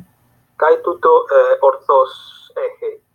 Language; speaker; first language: Greek; non-native, fluent; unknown